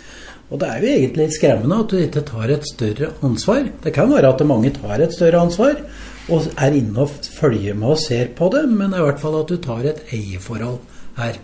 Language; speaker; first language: Norwegian; native; Norwegian